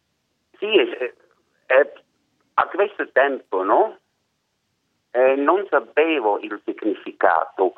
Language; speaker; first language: Italian; non-native, learner; German